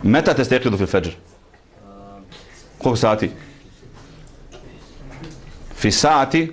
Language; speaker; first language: Arabic; non-native, fluent; Bosnian